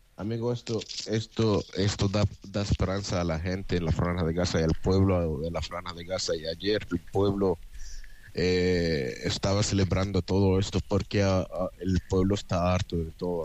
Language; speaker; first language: Spanish; non-native, fluent; Arabic